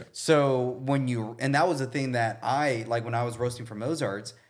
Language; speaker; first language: English; native; English